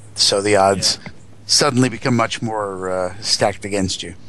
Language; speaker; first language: English; native; English